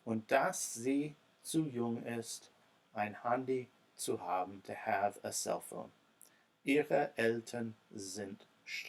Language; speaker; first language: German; non-native, fluent; English